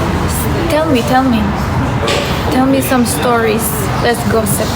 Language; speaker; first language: English; non-native, fluent; Turkish